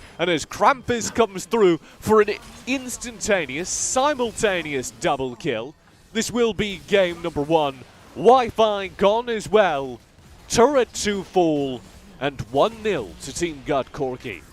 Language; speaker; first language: English; native; English